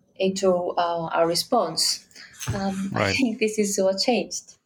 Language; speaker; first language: English; non-native, fluent; Greek